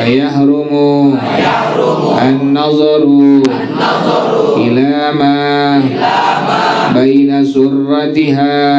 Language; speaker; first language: Arabic; non-native, fluent; Indonesian